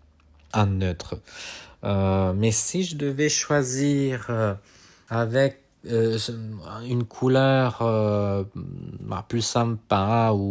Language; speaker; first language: French; non-native, fluent; Italian